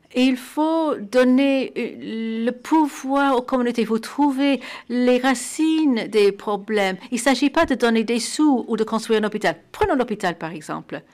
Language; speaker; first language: French; non-native, fluent; Portuguese